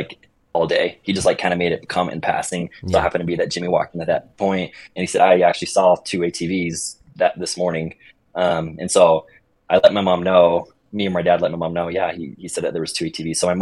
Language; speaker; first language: English; native; English